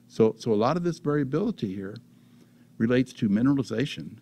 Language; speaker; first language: English; native; English